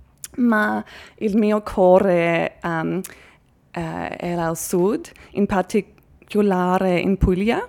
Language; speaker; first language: Italian; non-native, learner; English